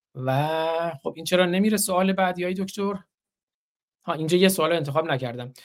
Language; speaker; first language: Persian; non-native, local second language; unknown